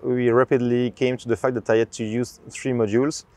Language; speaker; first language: English; non-native, fluent; French